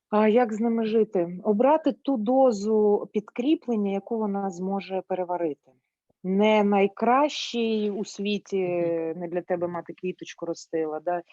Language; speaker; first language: Ukrainian; non-native, local second language; Russian